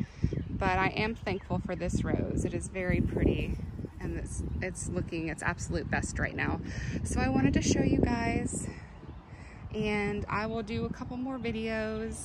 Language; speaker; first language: English; native; English